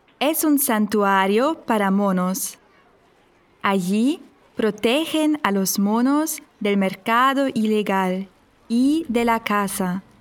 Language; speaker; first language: Spanish; non-native, fluent; German